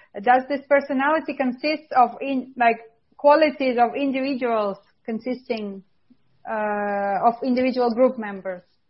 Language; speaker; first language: English; non-native, fluent; Russian